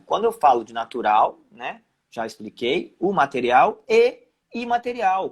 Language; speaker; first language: Portuguese; native; Portuguese